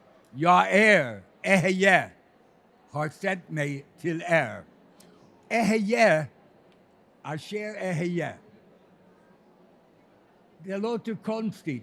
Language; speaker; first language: Swedish; non-native, fluent; English